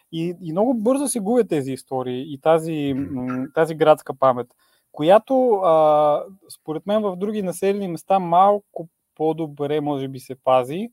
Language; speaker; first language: Bulgarian; native; Bulgarian